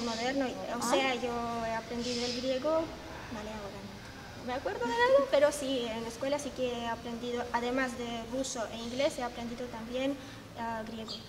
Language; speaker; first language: Spanish; non-native, fluent; Armenian